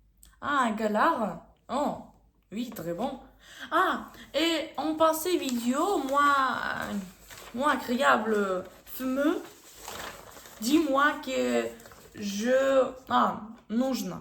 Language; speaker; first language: French; non-native, learner; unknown